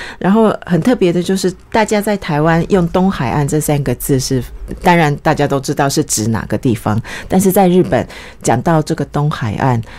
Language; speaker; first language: Chinese; early bilingual, other home language; Japanese